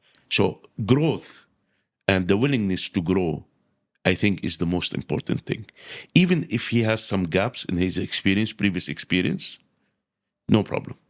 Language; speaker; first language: English; non-native, local second language; Arabic